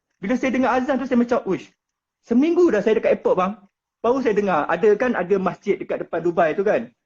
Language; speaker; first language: Malay; native; Malay